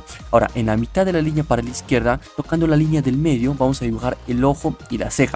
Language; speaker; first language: Spanish; native; Spanish